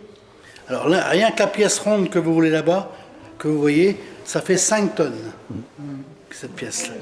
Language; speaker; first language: French; native; French